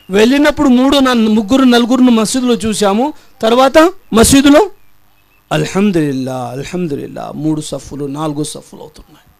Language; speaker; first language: Telugu; non-native, local second language; Urdu